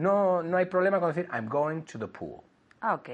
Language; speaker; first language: English; non-native, fluent; Spanish